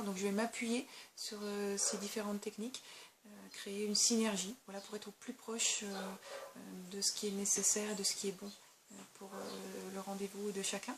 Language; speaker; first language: French; native; French